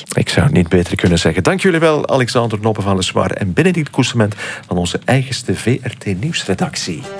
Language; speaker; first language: Dutch; native; Dutch